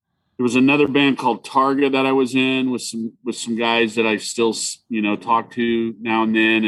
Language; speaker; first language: English; native; English